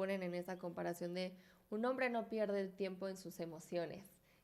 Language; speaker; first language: Spanish; native; Spanish